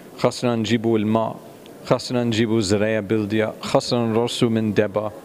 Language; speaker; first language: Arabic; non-native, fluent; English